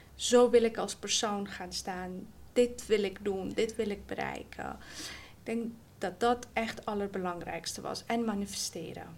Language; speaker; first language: Dutch; early bilingual, other home language; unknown